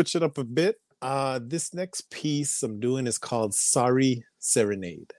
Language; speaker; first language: English; native; English